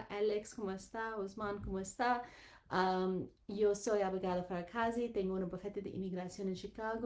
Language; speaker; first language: Spanish; non-native, learner; English